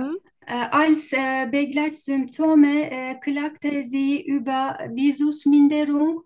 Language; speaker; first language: German; non-native, learner; Turkish